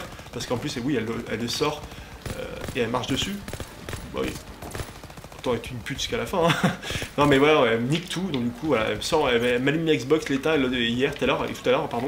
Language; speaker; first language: French; native; French